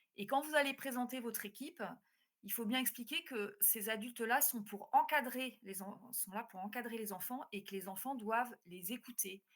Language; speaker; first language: French; native; French